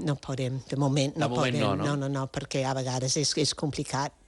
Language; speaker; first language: Catalan; non-native, fluent; French